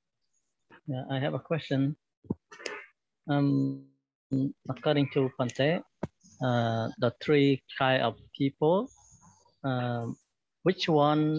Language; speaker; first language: English; non-native, learner; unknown